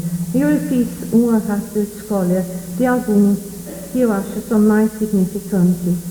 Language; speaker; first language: Portuguese; non-native, fluent; English